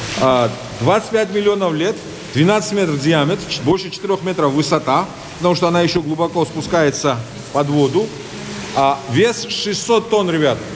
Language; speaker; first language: Russian; non-native, local second language; Georgian